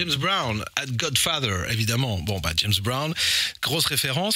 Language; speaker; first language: French; native; French